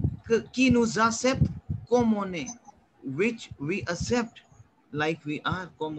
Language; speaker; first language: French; non-native, fluent; Hindi